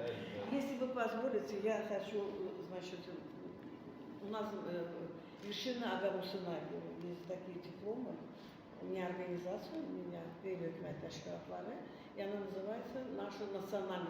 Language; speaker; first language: Russian; non-native, local second language; Azerbaijani